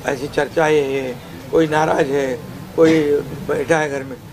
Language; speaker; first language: Hindi; non-native, local second language; Marathi